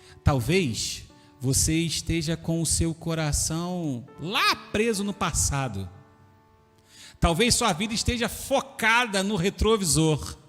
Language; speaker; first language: Portuguese; native; Portuguese